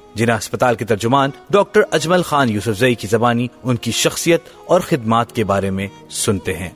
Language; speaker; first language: Urdu; native; Urdu